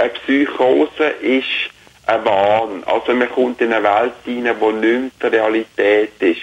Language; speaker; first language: German; native; German